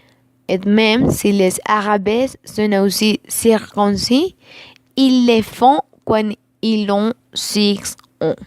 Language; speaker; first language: French; non-native, learner; Spanish